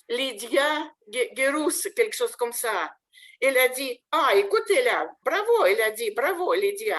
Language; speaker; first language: French; non-native, fluent; Russian